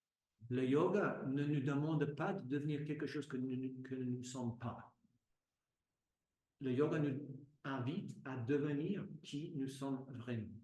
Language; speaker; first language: French; non-native, fluent; English